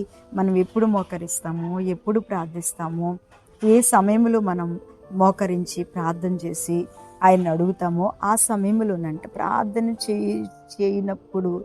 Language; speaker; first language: Telugu; native; Telugu